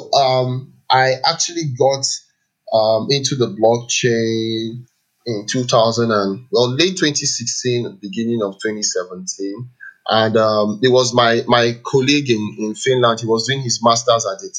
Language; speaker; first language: English; non-native, local second language; Igbo